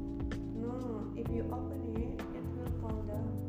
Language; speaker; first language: English; non-native, learner; Indonesian